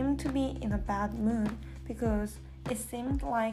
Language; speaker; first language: English; non-native, learner; Korean